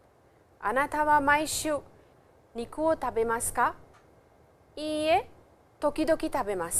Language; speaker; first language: Japanese; non-native, fluent; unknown